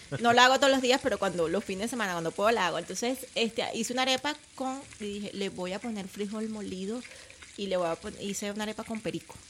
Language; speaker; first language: Spanish; native; Spanish